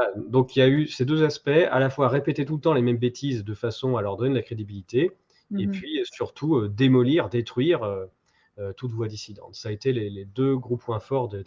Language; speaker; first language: French; native; French